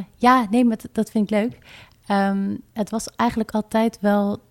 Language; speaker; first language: Dutch; native; Dutch